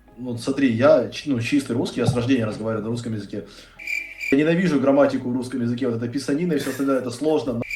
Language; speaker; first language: Russian; native; Russian